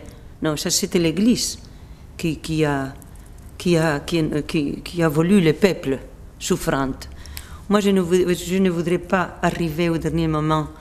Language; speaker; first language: French; non-native, fluent; Spanish